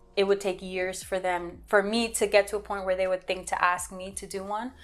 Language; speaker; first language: English; native; English